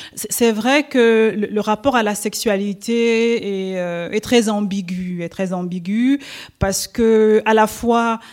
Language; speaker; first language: French; native; French